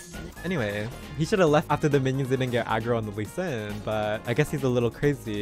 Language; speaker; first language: English; native; English